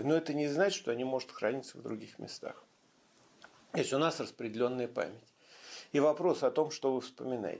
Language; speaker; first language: Russian; native; Russian